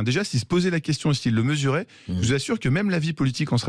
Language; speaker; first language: French; native; French